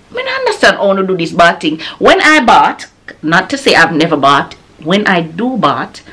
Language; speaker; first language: English; non-native, local second language; Jamaican Creole English